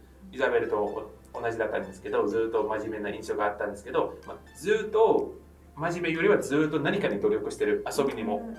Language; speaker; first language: Japanese; non-native, fluent; English